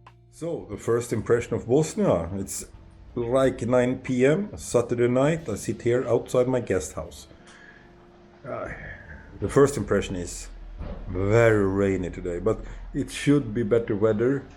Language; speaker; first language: English; non-native, fluent; Swedish